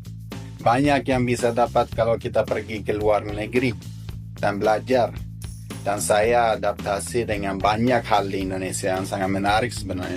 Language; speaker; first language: Indonesian; non-native, fluent; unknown